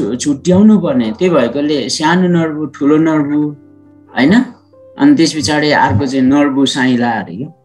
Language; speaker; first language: Nepali; non-native, local second language; Sherpa